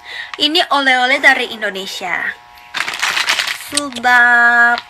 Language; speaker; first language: Indonesian; non-native, learner; Japanese